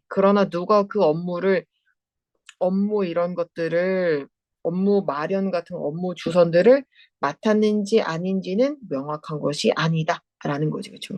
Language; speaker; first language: Korean; native; Korean